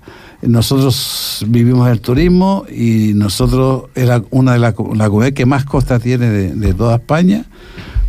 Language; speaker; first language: Spanish; native; Spanish